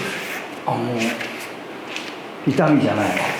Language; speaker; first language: Japanese; native; Japanese